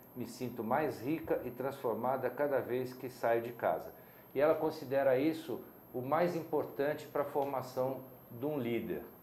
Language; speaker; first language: Portuguese; native; Portuguese